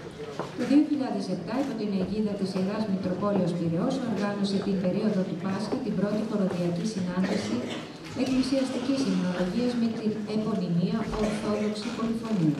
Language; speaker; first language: Greek; native; Greek